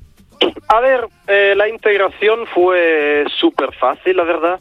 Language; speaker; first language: Spanish; non-native, fluent; Italian